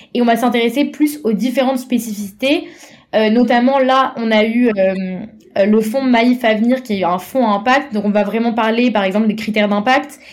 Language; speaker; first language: French; native; French